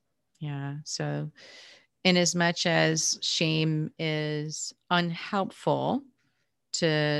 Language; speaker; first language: English; native; English